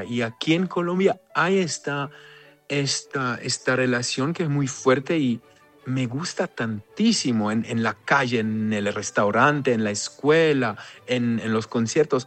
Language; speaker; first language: Spanish; non-native, fluent; Hebrew